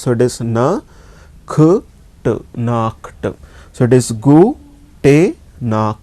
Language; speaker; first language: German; non-native, learner; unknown